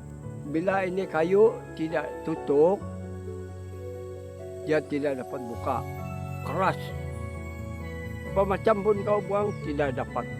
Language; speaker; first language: Indonesian; non-native, local second language; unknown